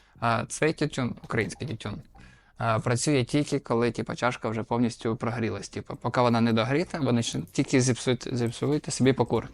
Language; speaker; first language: Ukrainian; non-native, local second language; Russian